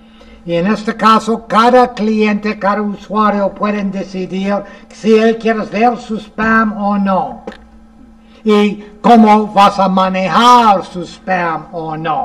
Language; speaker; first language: Spanish; non-native, fluent; English